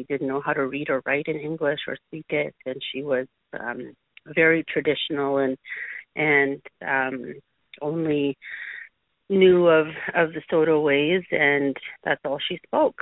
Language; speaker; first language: English; native; English